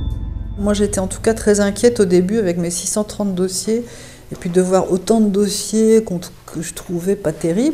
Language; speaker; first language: French; native; French